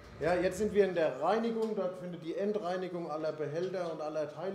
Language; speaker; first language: German; native; German